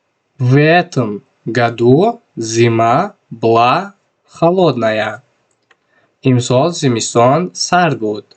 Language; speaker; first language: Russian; non-native, local second language; Tajik